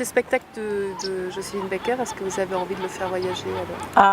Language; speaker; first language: French; native; French